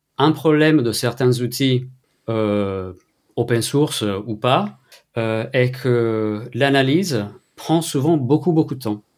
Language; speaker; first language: French; non-native, fluent; Italian